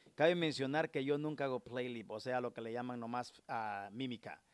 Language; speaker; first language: Spanish; native; Spanish